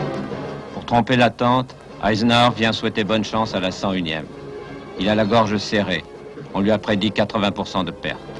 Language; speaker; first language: French; native; French